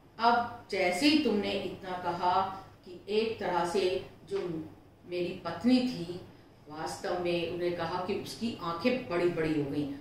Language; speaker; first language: Hindi; native; Hindi